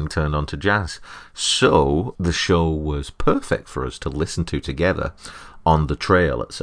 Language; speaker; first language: English; native; English